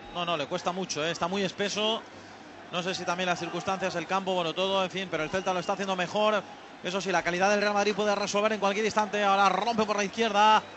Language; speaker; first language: Spanish; native; Spanish